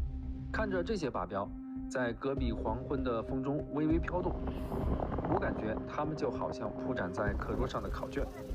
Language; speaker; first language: Chinese; native; Chinese